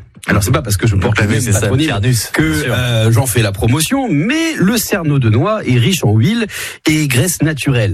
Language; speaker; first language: French; native; French